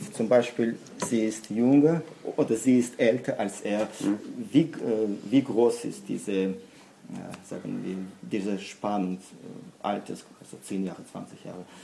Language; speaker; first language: German; non-native, fluent; Russian